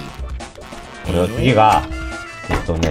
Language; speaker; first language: Japanese; native; Japanese